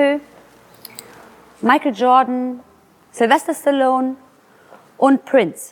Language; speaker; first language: German; early bilingual, other home language; Greek